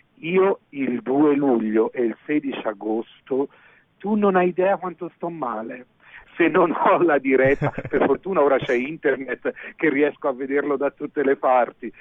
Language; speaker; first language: Italian; native; Italian